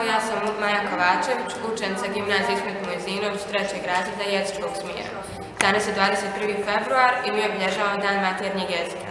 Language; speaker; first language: Bosnian; native; Bosnian